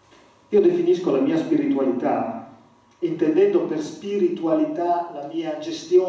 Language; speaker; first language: Italian; native; Italian